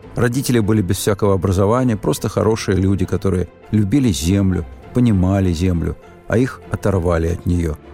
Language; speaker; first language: Russian; native; Russian